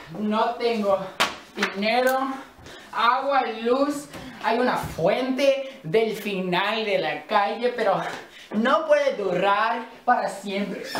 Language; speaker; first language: Spanish; non-native, learner; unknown